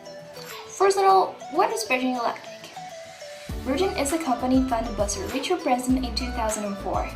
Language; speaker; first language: English; non-native, fluent; Spanish